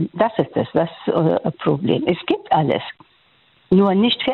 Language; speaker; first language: German; non-native, fluent; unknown